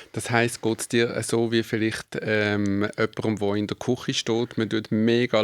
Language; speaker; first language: German; native; German